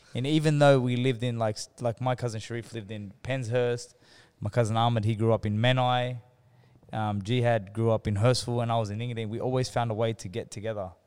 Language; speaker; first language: English; native; English